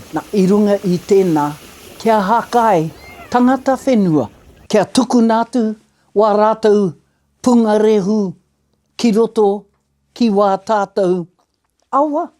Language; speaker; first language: Māori; native; Māori